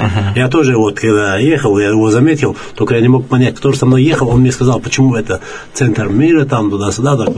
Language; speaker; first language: Russian; non-native, local second language; Chechen